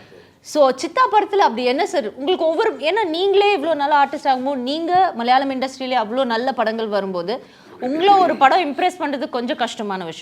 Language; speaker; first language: Tamil; native; Tamil